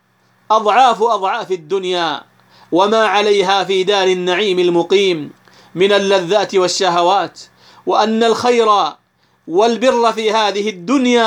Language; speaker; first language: Arabic; native; Arabic